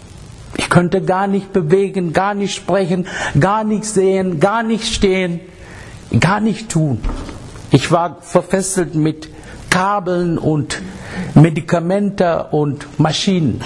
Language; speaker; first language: German; non-native, fluent; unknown